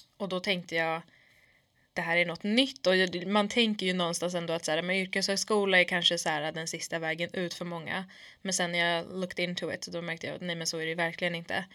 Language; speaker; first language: Swedish; early bilingual, other home language; Kurdish